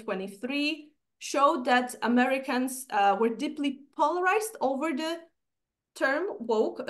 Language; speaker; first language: English; non-native, fluent; Polish